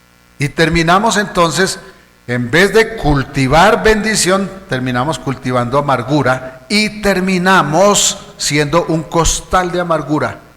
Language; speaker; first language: Spanish; native; Spanish